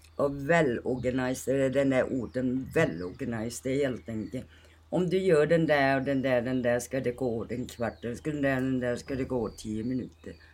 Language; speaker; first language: Swedish; non-native, fluent; Thai